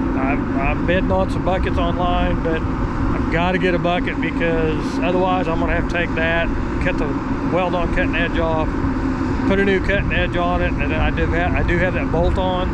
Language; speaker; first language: English; native; English